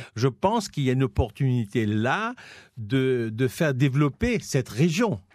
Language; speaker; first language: French; non-native, local second language; Morisyen